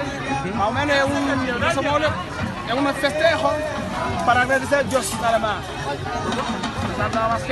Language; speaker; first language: Spanish; non-native, fluent; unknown